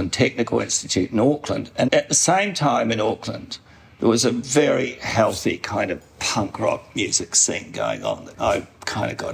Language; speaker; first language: English; native; English